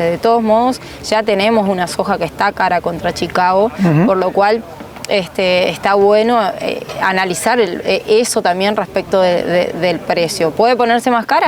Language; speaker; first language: Spanish; native; Spanish